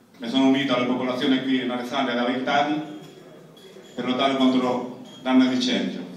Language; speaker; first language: Italian; non-native, fluent; Spanish